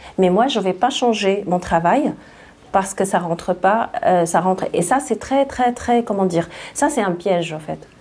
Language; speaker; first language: French; non-native, local second language; Arabic